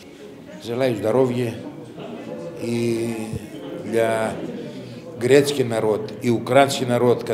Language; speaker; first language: Russian; non-native, fluent; Greek